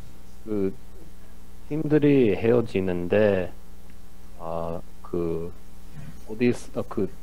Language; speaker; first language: Korean; early bilingual, heritage; English